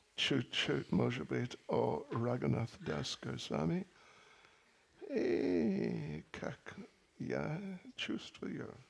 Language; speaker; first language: Russian; non-native, learner; English